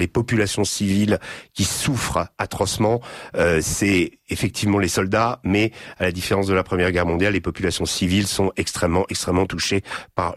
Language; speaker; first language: French; native; French